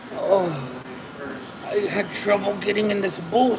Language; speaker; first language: English; early bilingual, other home language; Spanish